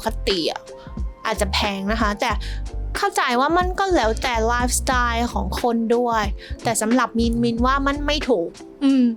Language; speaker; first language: Thai; non-native, fluent; Vietnamese